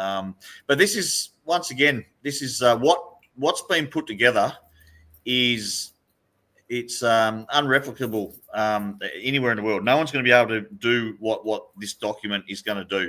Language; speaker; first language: English; native; English